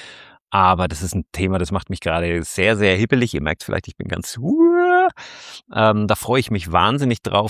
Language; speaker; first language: German; native; German